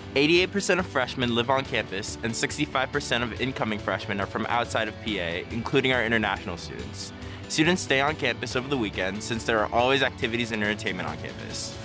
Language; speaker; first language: English; native; English